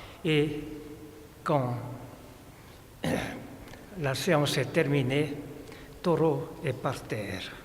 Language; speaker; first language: French; non-native, fluent; Korean